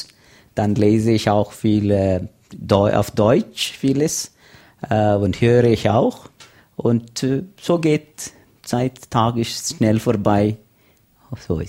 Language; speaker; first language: German; non-native, learner; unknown